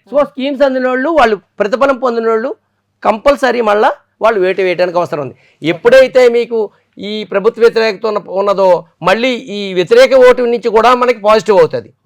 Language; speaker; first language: Telugu; native; Telugu